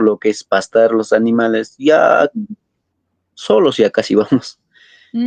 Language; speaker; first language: Spanish; non-native, local second language; Quechua